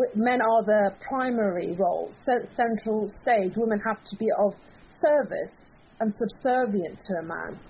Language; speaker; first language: English; early bilingual, other home language; Persian